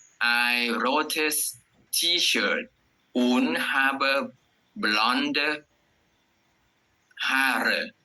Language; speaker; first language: German; non-native, learner; Thai